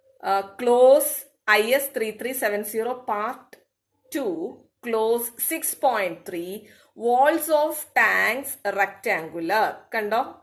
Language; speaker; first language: English; non-native, local second language; Malayalam